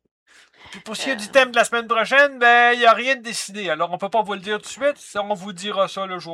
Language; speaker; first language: French; native; French